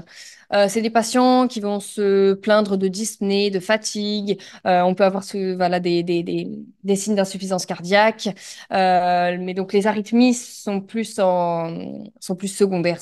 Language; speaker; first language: French; native; French